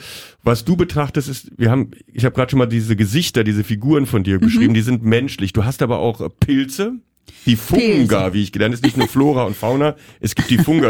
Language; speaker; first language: German; native; German